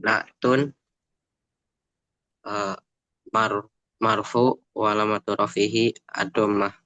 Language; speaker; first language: Arabic; non-native, learner; Indonesian